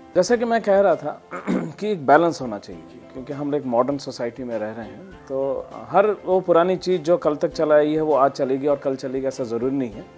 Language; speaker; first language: Hindi; non-native, local second language; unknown